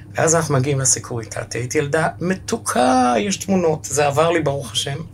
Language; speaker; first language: Hebrew; early bilingual, other home language; German